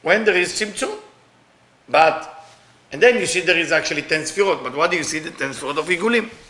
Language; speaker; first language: English; non-native, fluent; Hebrew